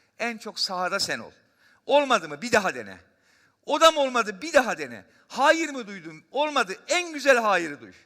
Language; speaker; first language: Turkish; native; Turkish